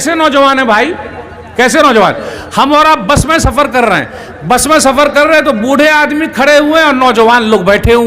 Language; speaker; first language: Hindi; native; Hindi